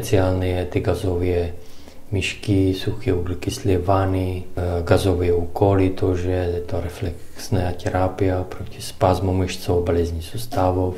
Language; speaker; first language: Russian; non-native, learner; Czech